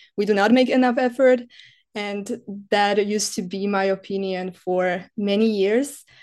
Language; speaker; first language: English; non-native, fluent; Slovak